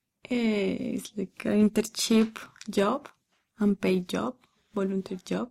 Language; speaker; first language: English; non-native, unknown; Spanish